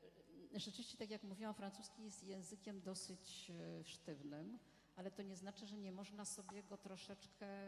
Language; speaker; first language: Polish; non-native, fluent; French